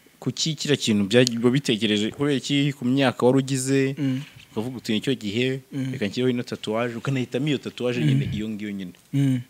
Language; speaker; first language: Kinyarwanda; native; Kinyarwanda